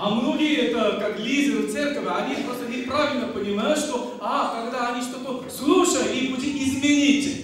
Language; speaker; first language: Russian; non-native, learner; Korean